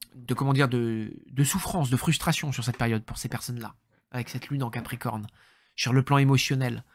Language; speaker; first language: French; native; French